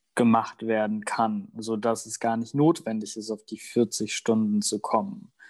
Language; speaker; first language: German; native; German